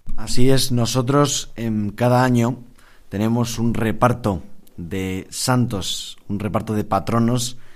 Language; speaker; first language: Spanish; native; Spanish